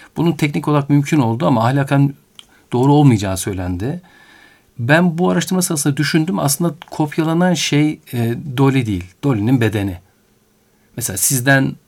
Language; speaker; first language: Turkish; native; Turkish